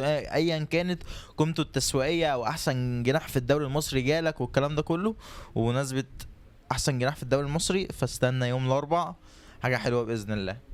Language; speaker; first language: Arabic; native; Arabic